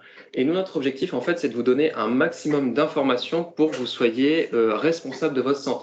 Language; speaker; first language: French; native; French